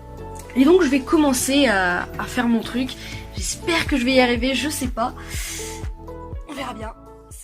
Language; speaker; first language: French; native; French